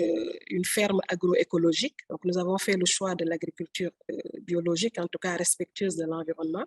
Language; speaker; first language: French; non-native, local second language; Wolof